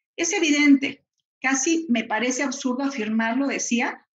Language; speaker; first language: Spanish; native; Spanish